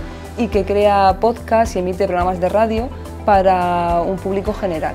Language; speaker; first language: Spanish; native; Spanish